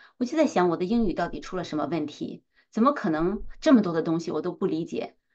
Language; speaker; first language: Chinese; native; Chinese